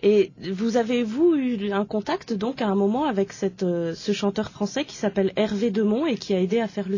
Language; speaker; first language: French; native; French